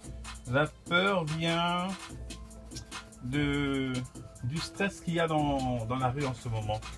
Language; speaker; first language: French; native; French